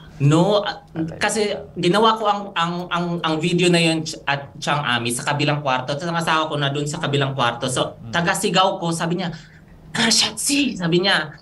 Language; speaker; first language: Filipino; non-native, local second language; Cebuano